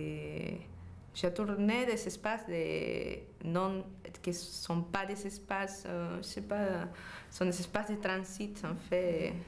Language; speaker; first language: French; non-native, fluent; Spanish